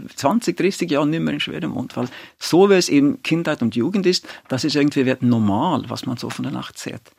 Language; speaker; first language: German; non-native, fluent; Swedish